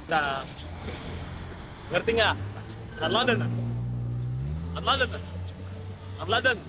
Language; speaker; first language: Indonesian; non-native, fluent; Turkish